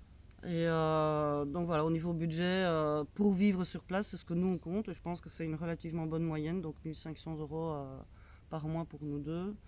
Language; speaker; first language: French; native; French